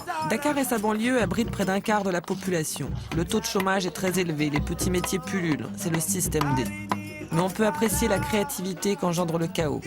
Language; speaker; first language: French; native; French